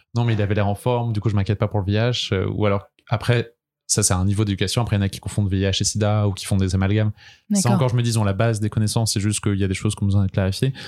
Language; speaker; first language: French; native; French